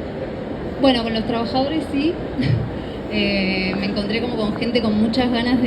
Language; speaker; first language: Spanish; native; Spanish